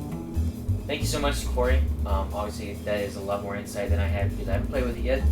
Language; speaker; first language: English; native; English